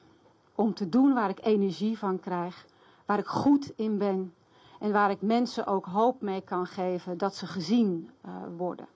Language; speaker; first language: Dutch; native; Dutch